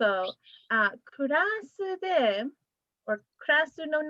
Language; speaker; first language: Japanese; non-native, fluent; English